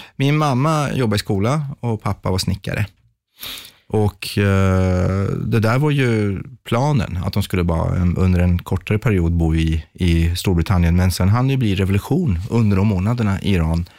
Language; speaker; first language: Swedish; early bilingual, other home language; Persian